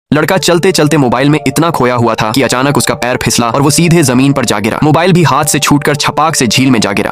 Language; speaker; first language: Hindi; native; Hindi